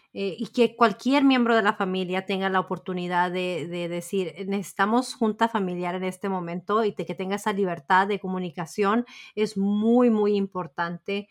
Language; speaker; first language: Spanish; early bilingual, heritage; Spanish